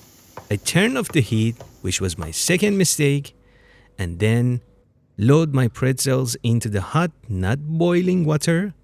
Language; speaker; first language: English; non-native, fluent; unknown